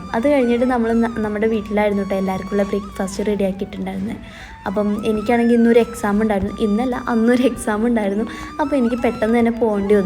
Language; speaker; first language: Malayalam; native; Malayalam